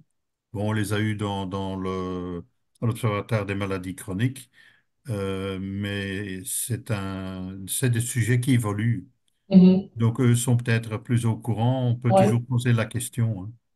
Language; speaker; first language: French; native; French